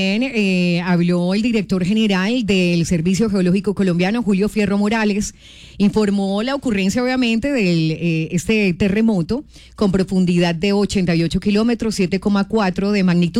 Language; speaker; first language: Spanish; native; Spanish